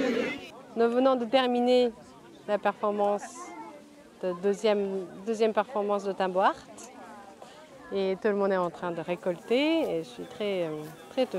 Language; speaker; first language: French; non-native, fluent; Japanese